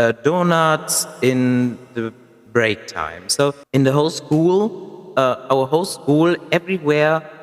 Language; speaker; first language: English; non-native, fluent; German